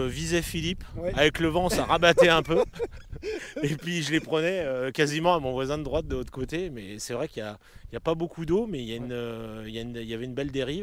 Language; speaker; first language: French; native; French